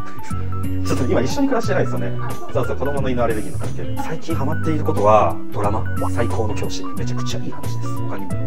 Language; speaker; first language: Japanese; native; Japanese